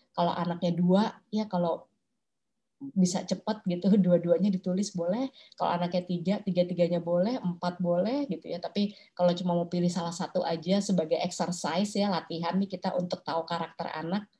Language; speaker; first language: Indonesian; native; Indonesian